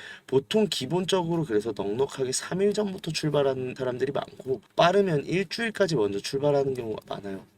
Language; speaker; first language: Korean; native; Korean